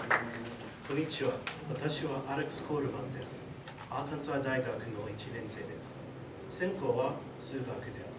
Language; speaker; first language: Japanese; non-native, learner; English